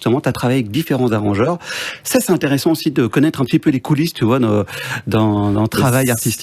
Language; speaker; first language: French; native; French